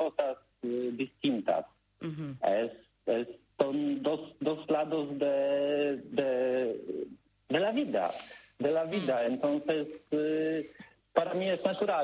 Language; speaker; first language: Spanish; non-native, learner; Polish